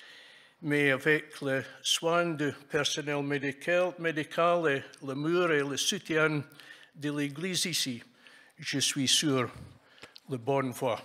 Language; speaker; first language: French; non-native, fluent; English